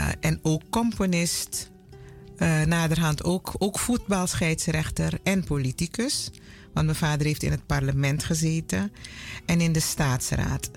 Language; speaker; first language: Dutch; native; Dutch